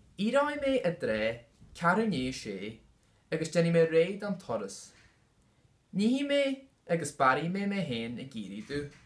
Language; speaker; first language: Irish; non-native, local second language; English